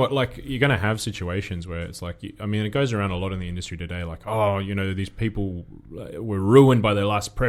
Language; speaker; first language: English; native; English